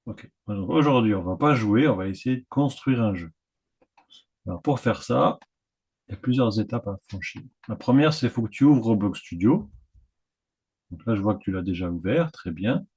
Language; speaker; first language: French; native; French